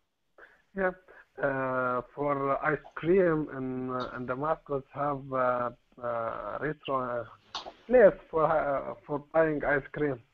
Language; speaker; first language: English; non-native, learner; Arabic